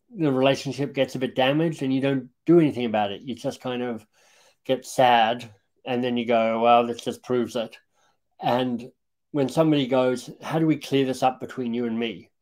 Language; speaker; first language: English; native; English